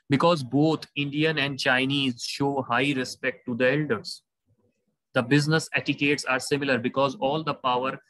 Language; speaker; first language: English; non-native, local second language; Hindi